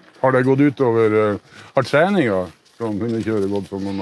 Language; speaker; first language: Norwegian; native; Norwegian